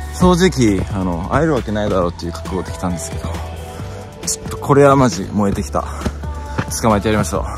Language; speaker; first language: Japanese; early bilingual, heritage; English